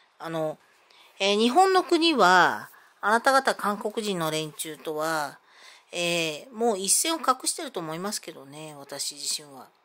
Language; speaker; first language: Japanese; native; Japanese